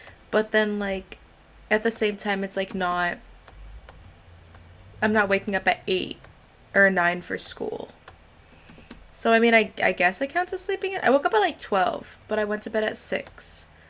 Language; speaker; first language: English; early bilingual, other home language; Spanish